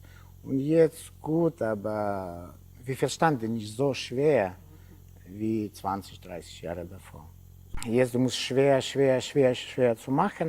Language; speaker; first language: German; non-native, learner; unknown